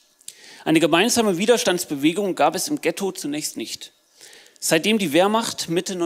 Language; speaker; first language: German; native; German